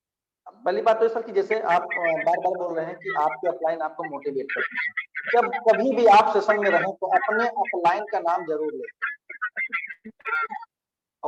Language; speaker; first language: Hindi; native; Hindi